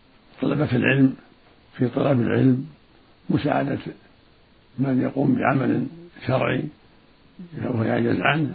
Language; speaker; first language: Arabic; native; Arabic